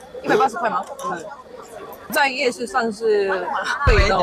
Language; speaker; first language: Chinese; non-native, fluent; Korean